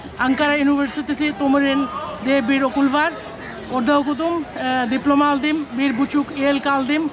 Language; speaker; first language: Turkish; non-native, fluent; Bangla